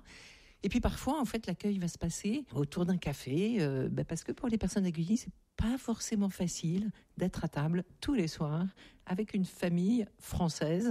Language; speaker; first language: French; native; French